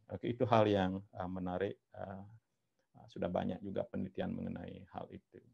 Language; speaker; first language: Indonesian; non-native, local second language; Balinese